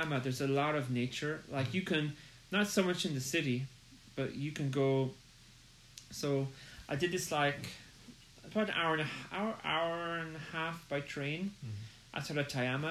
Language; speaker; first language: English; native; English